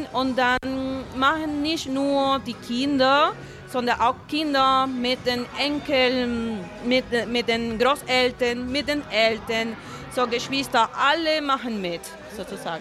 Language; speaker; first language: German; non-native, fluent; Spanish